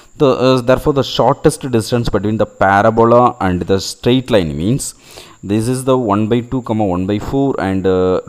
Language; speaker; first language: English; non-native, local second language; Tamil